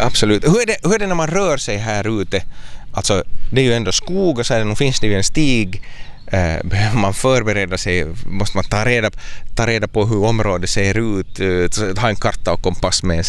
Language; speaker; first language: Swedish; native; Swedish